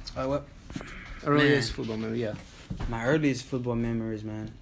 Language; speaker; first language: English; early bilingual, other home language; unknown